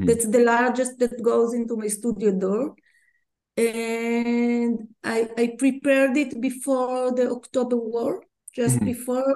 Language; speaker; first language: English; non-native, fluent; Hebrew